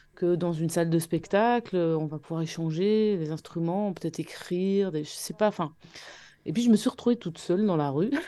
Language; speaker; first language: French; native; French